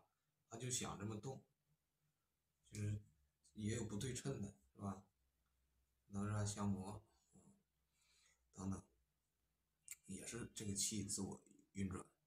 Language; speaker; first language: Chinese; native; Chinese